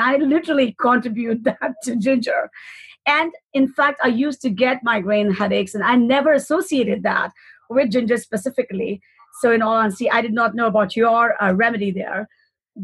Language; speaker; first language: English; non-native, local second language; Hindi